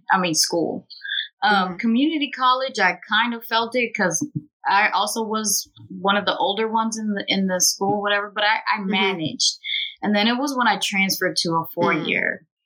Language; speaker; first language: English; native; English